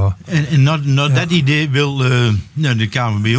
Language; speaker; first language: Dutch; native; Dutch